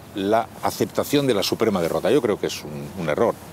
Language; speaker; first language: Spanish; native; Spanish